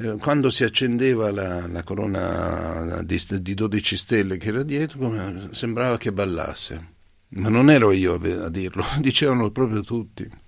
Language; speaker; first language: Italian; native; Italian